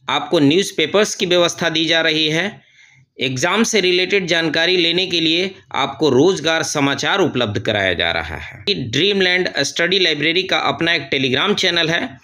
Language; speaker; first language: Hindi; native; Hindi